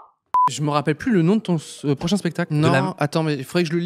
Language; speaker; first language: French; native; French